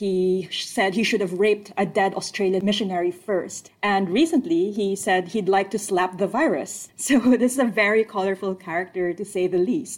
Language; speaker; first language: English; non-native, local second language; Filipino